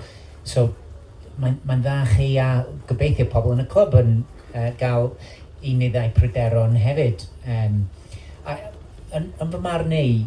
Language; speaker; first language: Welsh; non-native, local second language; English